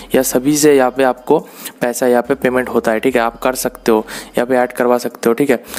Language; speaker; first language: Hindi; non-native, local second language; Bangla